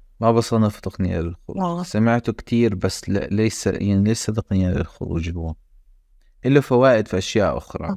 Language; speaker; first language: Arabic; native; Arabic